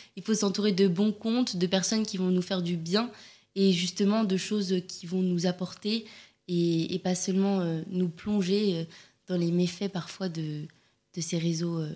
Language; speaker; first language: French; native; French